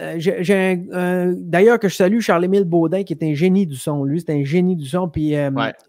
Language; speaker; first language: French; native; French